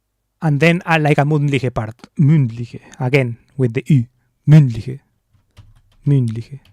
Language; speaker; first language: German; non-native, learner; Spanish